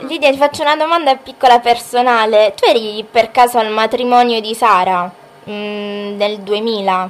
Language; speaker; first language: Italian; native; Italian